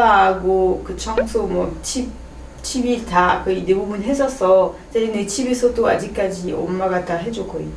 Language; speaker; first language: Korean; non-native, learner; French